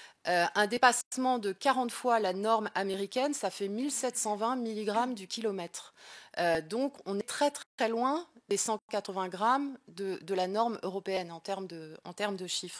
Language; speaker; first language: French; native; French